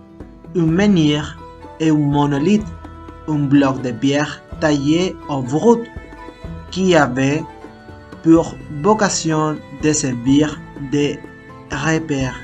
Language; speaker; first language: French; non-native, learner; Spanish